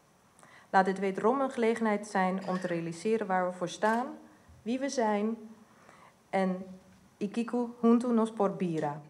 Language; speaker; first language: Dutch; non-native, local second language; Papiamento